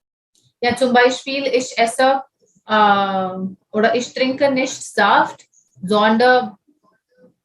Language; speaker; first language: German; non-native, fluent; Hindi